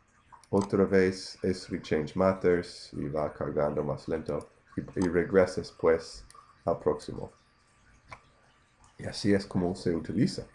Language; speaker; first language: Spanish; non-native, fluent; English